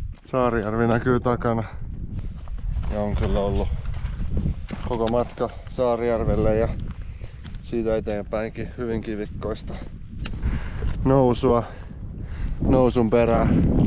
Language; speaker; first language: Finnish; native; Finnish